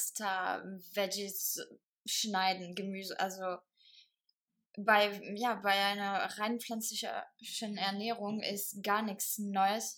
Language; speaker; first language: German; non-native, fluent; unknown